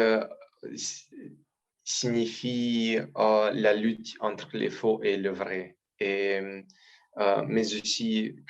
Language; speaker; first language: French; non-native, learner; Romanian